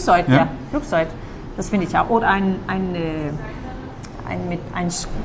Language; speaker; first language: German; non-native, fluent; Danish